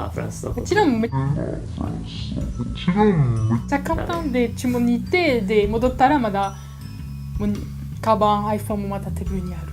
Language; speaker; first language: Japanese; non-native, learner; French